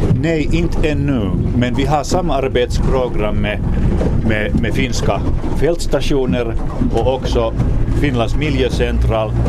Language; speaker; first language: Swedish; non-native, local second language; Finnish